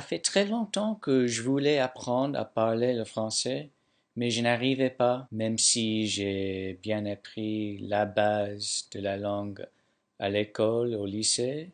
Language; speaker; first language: French; non-native, fluent; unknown